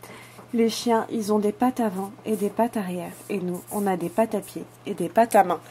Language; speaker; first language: French; native; French